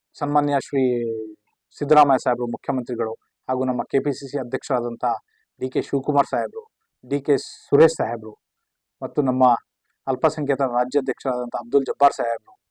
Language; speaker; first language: Kannada; non-native, local second language; Urdu